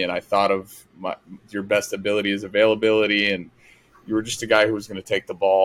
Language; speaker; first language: English; native; English